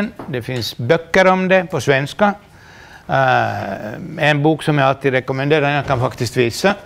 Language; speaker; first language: Swedish; non-native, local second language; Finnish